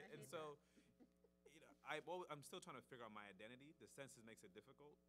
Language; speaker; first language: English; native; English